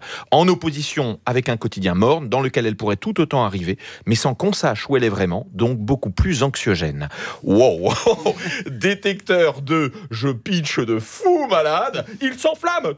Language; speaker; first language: French; native; French